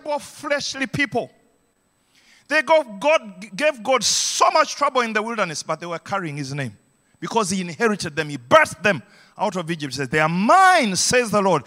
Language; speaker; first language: English; non-native, local second language; Ganda